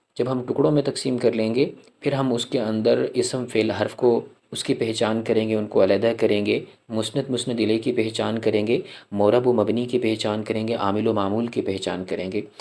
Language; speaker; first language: Urdu; native; Urdu